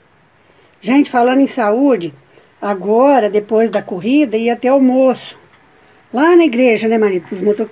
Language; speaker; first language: Portuguese; native; Portuguese